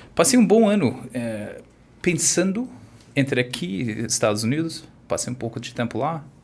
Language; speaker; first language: Portuguese; non-native, fluent; English